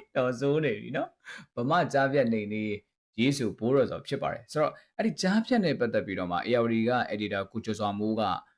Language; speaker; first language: Burmese; native; Burmese